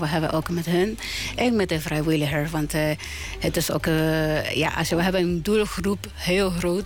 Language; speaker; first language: Dutch; non-native, learner; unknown